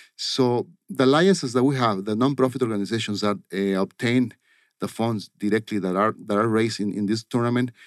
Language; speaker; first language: English; non-native, fluent; Spanish